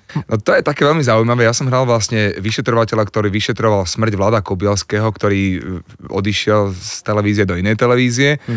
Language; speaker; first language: Slovak; native; Slovak